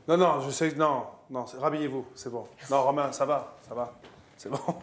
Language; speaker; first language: French; native; French